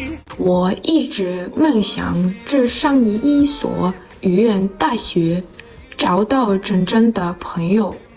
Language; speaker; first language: Chinese; non-native, learner; Russian